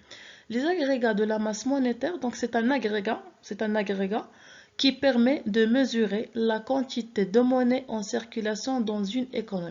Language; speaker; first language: French; non-native, local second language; Arabic